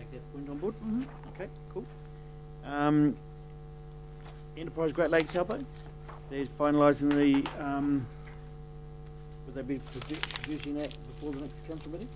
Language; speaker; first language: English; native; English